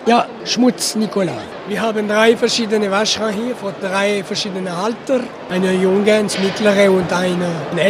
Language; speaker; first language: German; non-native, local second language; French